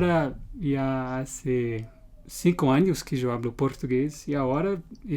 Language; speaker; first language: Spanish; non-native, learner; English